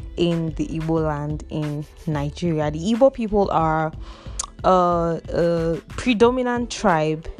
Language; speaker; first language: English; non-native, local second language; Igbo